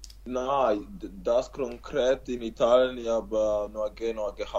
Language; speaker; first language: German; non-native, learner; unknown